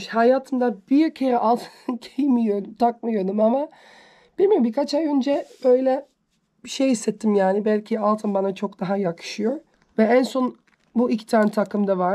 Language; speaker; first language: Turkish; early bilingual, heritage; Turkish